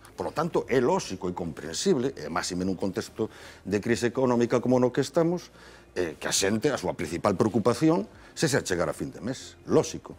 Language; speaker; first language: Galician; native; Galician